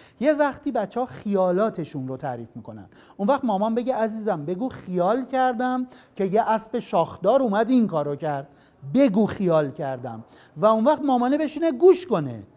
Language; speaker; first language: Persian; native; Persian